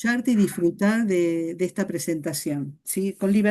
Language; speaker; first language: Spanish; native; Spanish